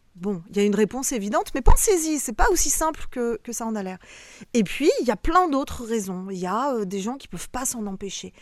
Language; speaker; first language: French; early bilingual, other home language; Bosnian